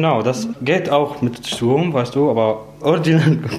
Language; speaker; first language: German; non-native, learner; Arabic